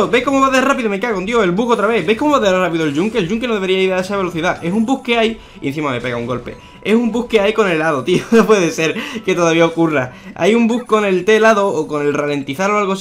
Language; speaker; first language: Spanish; native; Spanish